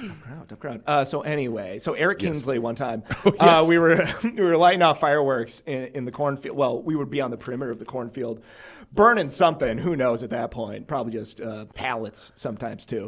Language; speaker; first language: English; native; English